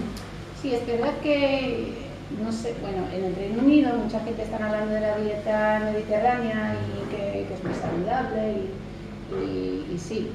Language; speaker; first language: Spanish; non-native, fluent; English